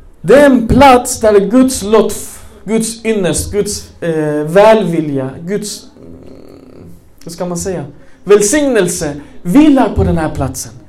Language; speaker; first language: Swedish; early bilingual, other home language; Arabic